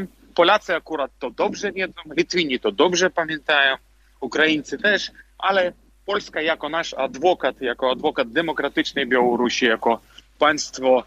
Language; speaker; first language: Polish; non-native, fluent; Belarusian